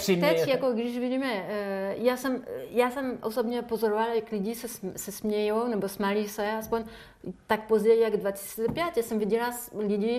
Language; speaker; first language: Czech; non-native, fluent; French